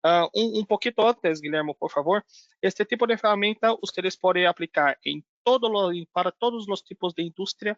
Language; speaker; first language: Spanish; non-native, learner; Portuguese